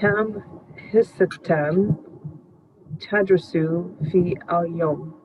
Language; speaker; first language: Arabic; non-native, learner; English